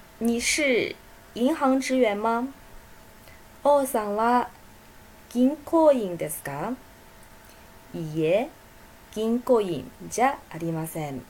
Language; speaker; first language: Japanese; non-native, fluent; Chinese